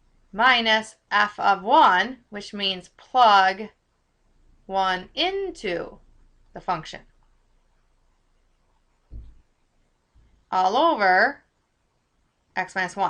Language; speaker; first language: English; native; English